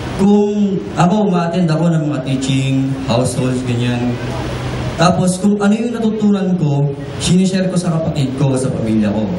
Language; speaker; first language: Filipino; native; Filipino